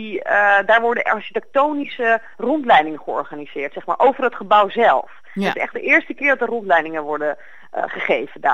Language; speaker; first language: Dutch; native; Dutch